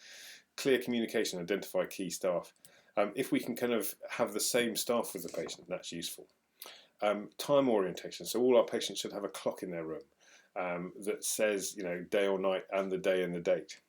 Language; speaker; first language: English; native; English